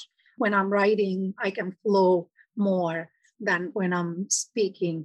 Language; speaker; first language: English; non-native, fluent; Spanish